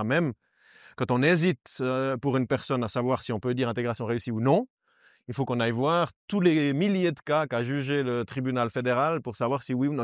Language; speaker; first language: French; native; French